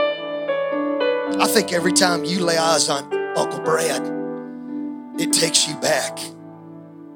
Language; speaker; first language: English; native; English